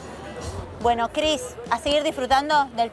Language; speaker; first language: Spanish; native; Spanish